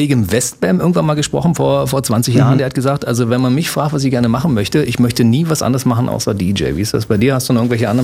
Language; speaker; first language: German; native; German